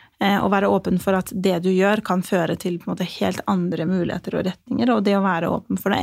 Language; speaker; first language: Norwegian; early bilingual, other home language; Albanian